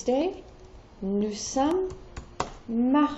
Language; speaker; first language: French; non-native, fluent; English